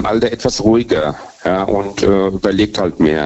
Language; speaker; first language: German; native; German